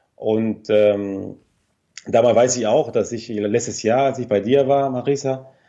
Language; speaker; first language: German; non-native, fluent; Spanish